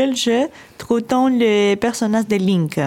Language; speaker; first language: French; non-native, learner; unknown